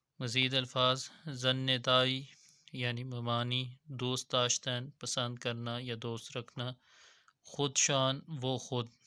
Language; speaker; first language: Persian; non-native, fluent; Urdu